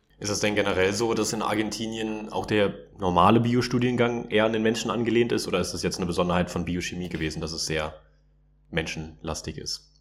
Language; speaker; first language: German; native; German